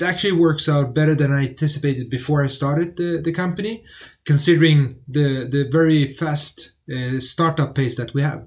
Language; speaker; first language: English; non-native, fluent; Swedish